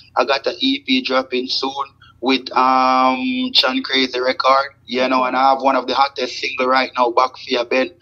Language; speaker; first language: English; non-native, local second language; Jamaican Creole English